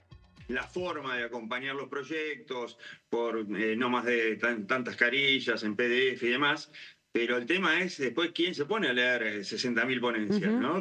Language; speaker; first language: Spanish; native; Spanish